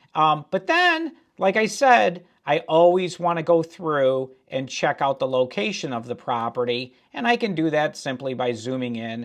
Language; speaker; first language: English; native; English